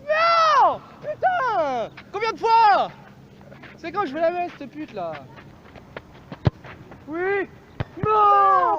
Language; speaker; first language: French; native; French